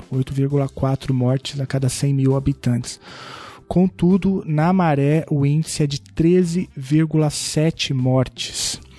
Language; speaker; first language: Portuguese; native; Portuguese